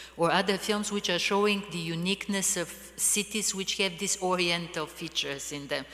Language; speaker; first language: English; non-native, fluent; Bulgarian